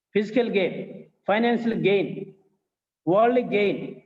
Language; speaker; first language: English; non-native, local second language; Telugu